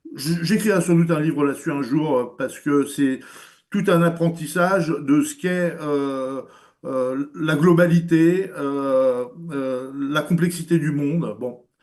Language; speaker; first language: French; early bilingual, other home language; German